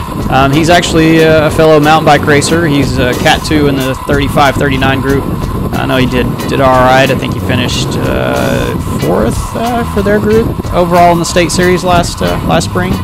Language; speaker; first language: English; native; English